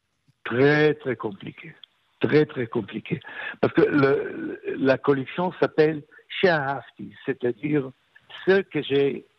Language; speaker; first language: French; non-native, fluent; Hebrew